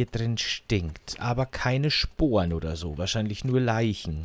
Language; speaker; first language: German; native; German